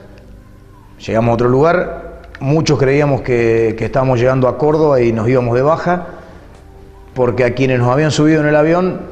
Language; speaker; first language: Spanish; native; Spanish